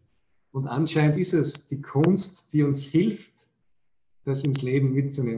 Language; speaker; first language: German; native; German